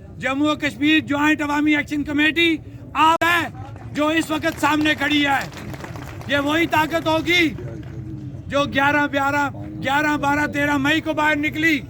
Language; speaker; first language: Urdu; non-native, local second language; Punjabi